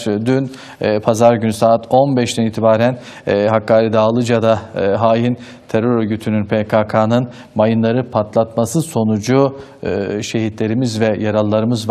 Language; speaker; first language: Turkish; native; Turkish